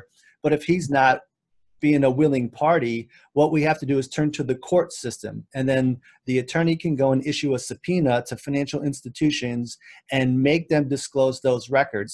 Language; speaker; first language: English; native; English